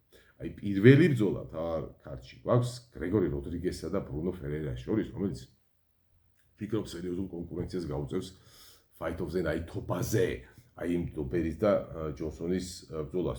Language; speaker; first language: Georgian; native; Georgian